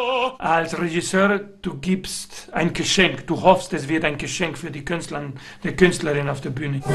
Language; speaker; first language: German; non-native, fluent; Spanish